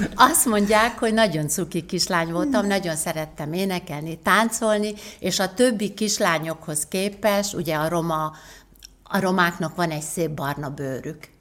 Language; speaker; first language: Hungarian; native; Hungarian